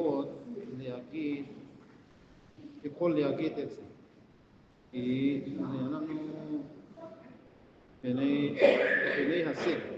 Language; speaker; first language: Hebrew; non-native, learner; Mizo